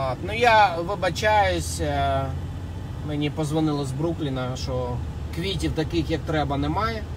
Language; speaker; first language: Ukrainian; non-native, local second language; Russian